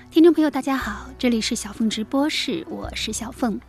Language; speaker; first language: Chinese; native; Chinese